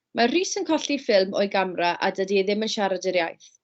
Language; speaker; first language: Welsh; non-native, fluent; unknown